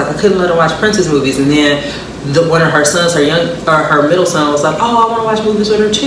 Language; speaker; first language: English; native; English